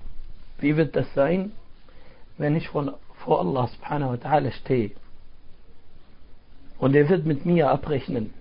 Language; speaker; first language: German; non-native, fluent; Arabic